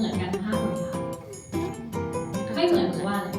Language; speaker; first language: Thai; native; Thai